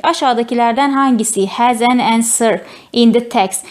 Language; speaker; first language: English; non-native, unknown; Turkish